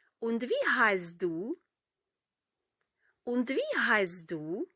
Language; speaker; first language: German; non-native, fluent; Ukrainian